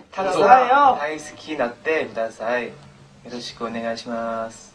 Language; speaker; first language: Japanese; non-native, learner; Korean